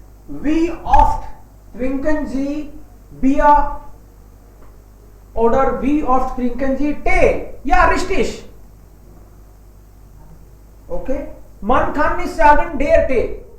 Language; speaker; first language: German; non-native, fluent; Hindi